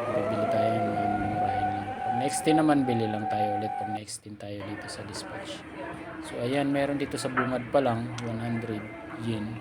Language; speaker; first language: Filipino; native; Filipino